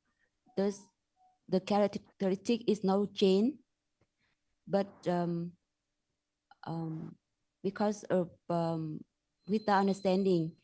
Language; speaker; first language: English; non-native, learner; Vietnamese